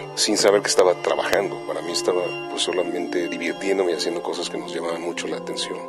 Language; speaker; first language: Spanish; native; Spanish